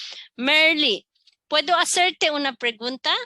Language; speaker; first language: Spanish; non-native, fluent; Filipino